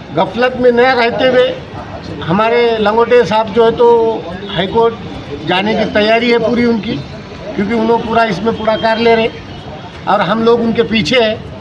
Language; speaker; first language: Hindi; native; Hindi